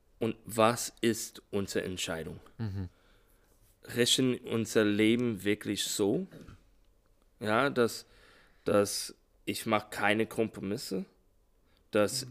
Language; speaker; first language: German; non-native, learner; English